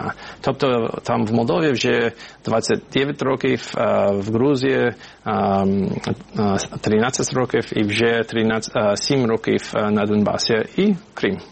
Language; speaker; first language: Ukrainian; non-native, learner; English